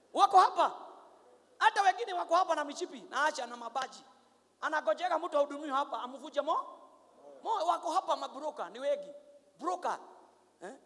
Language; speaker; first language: Swahili; non-native, local second language; Kikuyu